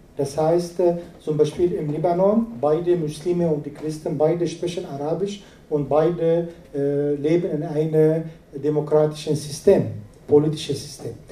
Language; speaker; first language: German; non-native, fluent; Arabic